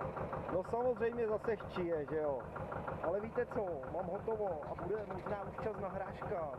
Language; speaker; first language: Czech; native; Czech